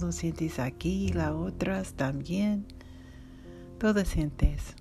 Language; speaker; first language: Spanish; non-native, learner; English